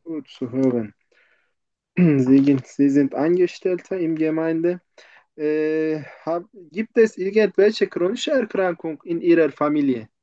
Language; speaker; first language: German; non-native, fluent; Turkish